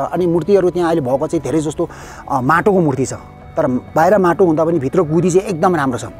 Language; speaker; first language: Nepali; non-native, local second language; Sherpa